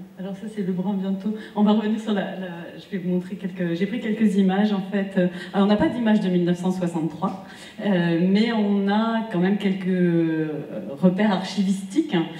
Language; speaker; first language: French; native; French